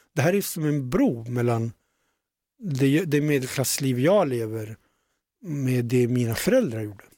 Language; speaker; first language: Swedish; early bilingual, other home language; Punjabi